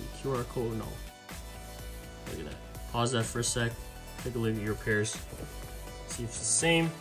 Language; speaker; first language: English; native; English